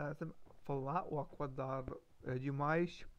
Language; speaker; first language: Portuguese; non-native, learner; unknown